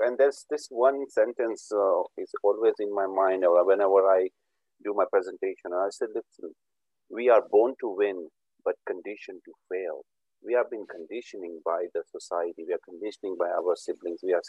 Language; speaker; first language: English; non-native, local second language; Urdu